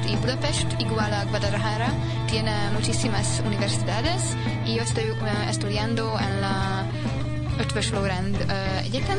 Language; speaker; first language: Spanish; non-native, learner; Hungarian